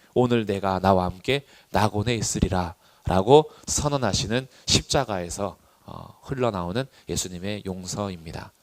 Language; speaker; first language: Korean; native; Korean